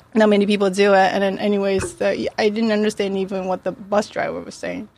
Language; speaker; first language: English; non-native, fluent; Japanese